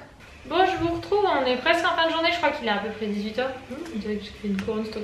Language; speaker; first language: French; native; French